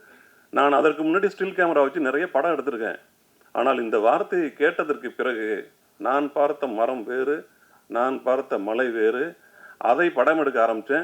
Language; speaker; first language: Tamil; native; Tamil